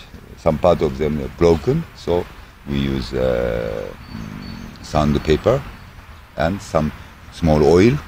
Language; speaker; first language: English; non-native, learner; Japanese